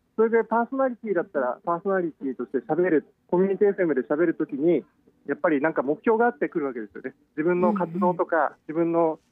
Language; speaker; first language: Japanese; native; Japanese